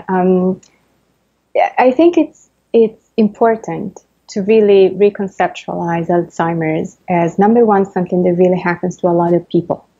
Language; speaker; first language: English; non-native, fluent; Italian